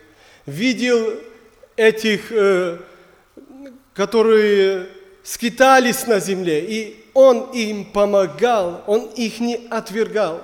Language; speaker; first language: Russian; non-native, learner; German